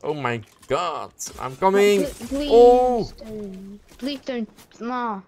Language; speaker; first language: English; non-native, learner; Dutch